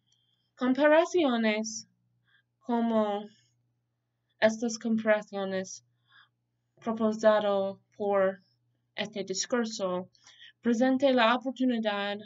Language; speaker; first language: Spanish; non-native, learner; English